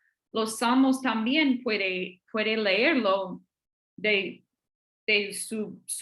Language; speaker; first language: Spanish; non-native, fluent; English